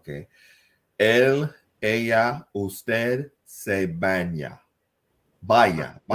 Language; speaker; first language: Spanish; non-native, learner; English